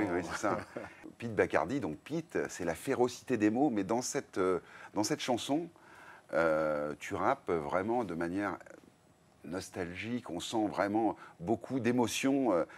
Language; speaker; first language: French; native; French